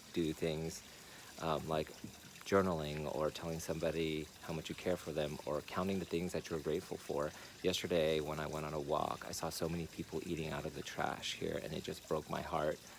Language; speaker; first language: English; native; English